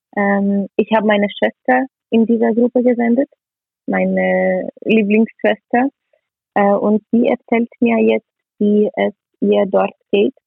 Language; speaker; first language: German; non-native, learner; Ukrainian